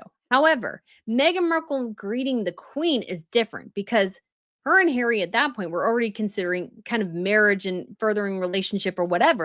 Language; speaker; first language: English; native; English